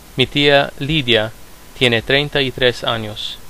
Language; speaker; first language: Spanish; non-native, fluent; Romanian